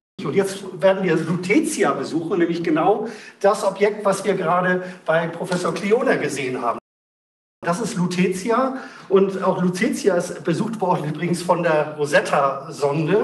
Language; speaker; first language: German; native; German